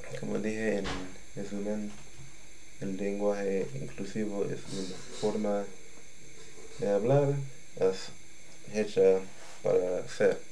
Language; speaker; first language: Spanish; non-native, learner; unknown